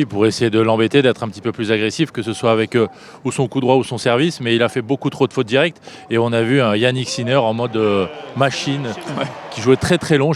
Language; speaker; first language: French; native; French